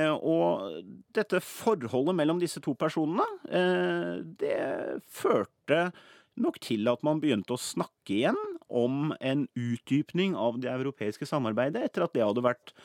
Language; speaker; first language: Norwegian; native; Norwegian